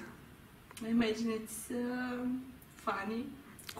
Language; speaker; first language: English; non-native, learner; Russian